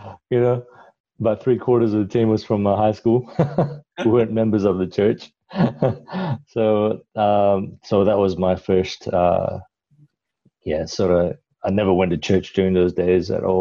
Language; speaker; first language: English; non-native, local second language; Cantonese